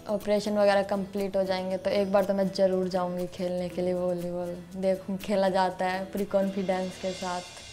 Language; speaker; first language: Hindi; native; Hindi